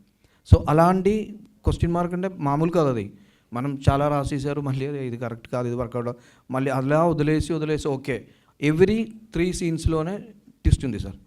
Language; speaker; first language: Telugu; non-native, local second language; Malayalam